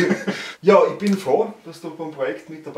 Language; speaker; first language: German; native; German